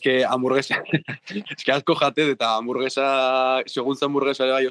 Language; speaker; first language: Basque; native; Basque